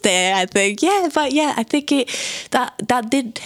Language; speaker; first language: English; non-native, fluent; Japanese